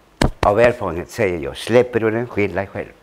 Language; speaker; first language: Swedish; early bilingual, other home language; Spanish